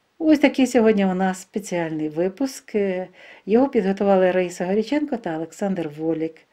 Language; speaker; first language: Ukrainian; non-native, local second language; Russian